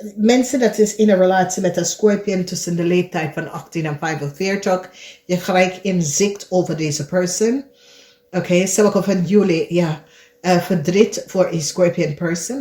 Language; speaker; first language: Dutch; non-native, fluent; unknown